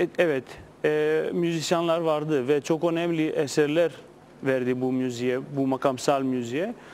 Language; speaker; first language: Turkish; non-native, fluent; Greek